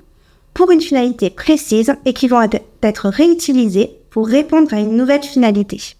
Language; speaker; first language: French; native; French